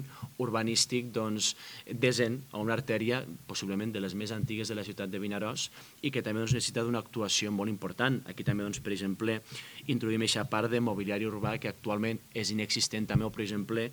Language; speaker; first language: Catalan; native; Catalan